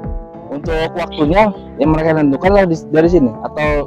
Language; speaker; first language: Indonesian; native; Indonesian